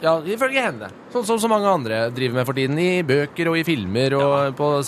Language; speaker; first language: Norwegian; native; Norwegian